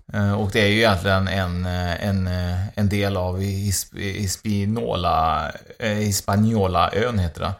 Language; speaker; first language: Swedish; early bilingual, other home language; Spanish